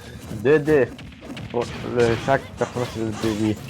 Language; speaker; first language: French; non-native, learner; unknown